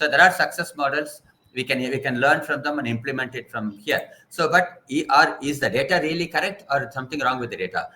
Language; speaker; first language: English; non-native, local second language; Tamil